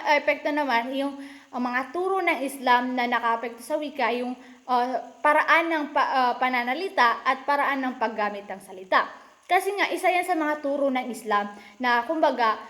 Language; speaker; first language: Filipino; early bilingual, other home language; Maranao